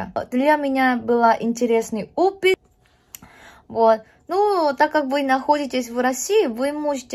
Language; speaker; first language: Russian; non-native, learner; Korean